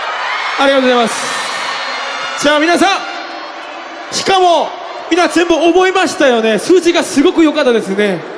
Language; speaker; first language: Japanese; non-native, fluent; Korean